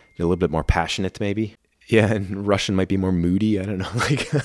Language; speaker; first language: English; non-native, fluent; German